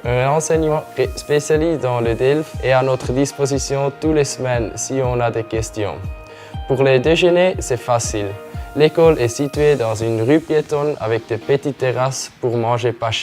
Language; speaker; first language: French; non-native, local second language; German